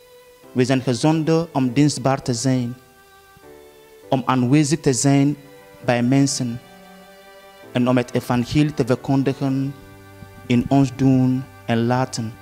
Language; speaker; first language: Dutch; non-native, fluent; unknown